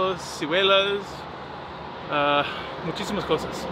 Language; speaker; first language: Spanish; non-native, learner; English